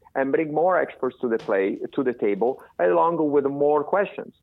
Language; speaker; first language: English; non-native, fluent; Italian